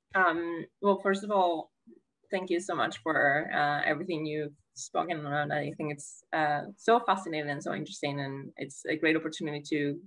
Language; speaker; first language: English; non-native, fluent; Spanish